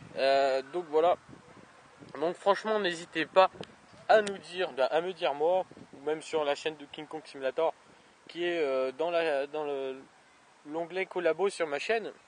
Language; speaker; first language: French; native; French